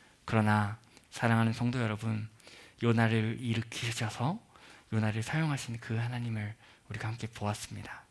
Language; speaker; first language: Korean; native; Korean